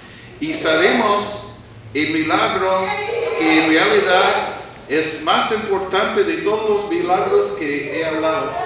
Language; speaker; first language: Spanish; non-native, fluent; English